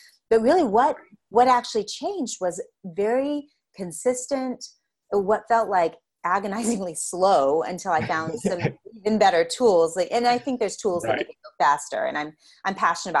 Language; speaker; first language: English; native; English